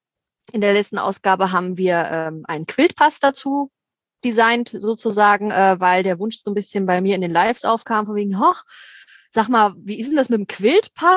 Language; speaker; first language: German; native; German